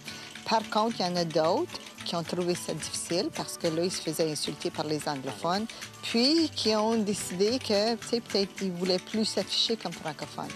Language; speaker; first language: French; native; French